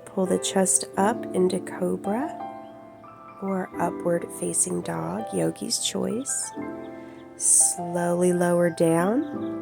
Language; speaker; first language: English; native; English